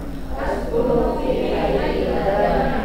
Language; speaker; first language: Arabic; non-native, learner; Indonesian